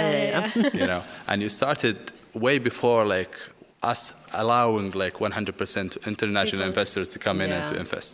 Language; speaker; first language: English; non-native, fluent; Arabic